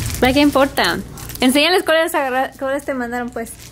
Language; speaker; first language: Spanish; early bilingual, heritage; Spanish